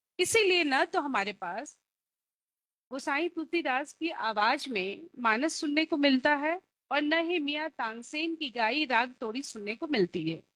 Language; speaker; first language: Hindi; native; Hindi